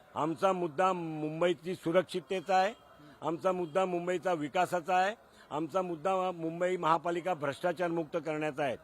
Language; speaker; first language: Marathi; non-native, local second language; Gujarati